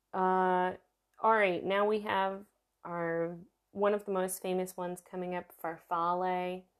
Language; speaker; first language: English; early bilingual, other home language; Italian